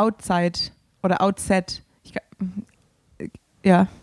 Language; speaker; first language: German; native; German